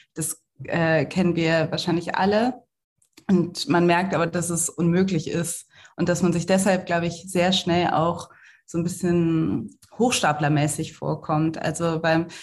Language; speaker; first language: German; native; German